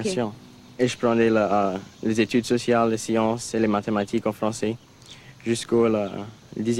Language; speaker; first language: French; non-native, local second language; English